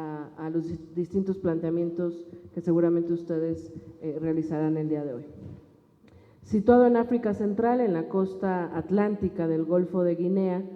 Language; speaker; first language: Spanish; native; Spanish